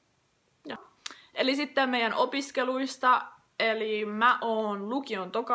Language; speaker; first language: Finnish; native; Finnish